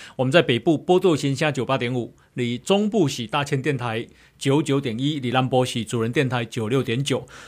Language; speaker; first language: Chinese; native; Chinese